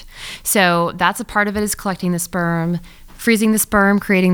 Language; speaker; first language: English; native; English